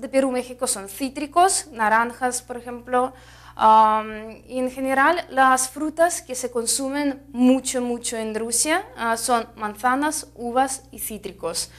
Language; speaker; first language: Spanish; non-native, fluent; Russian